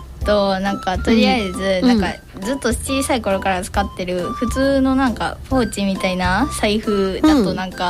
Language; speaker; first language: Japanese; native; Japanese